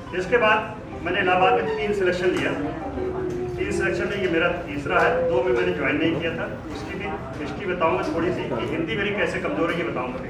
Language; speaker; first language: Hindi; native; Hindi